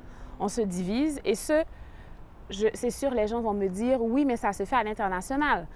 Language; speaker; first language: French; native; French